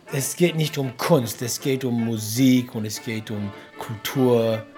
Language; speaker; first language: German; non-native, fluent; English